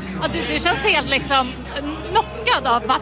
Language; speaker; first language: Swedish; native; Swedish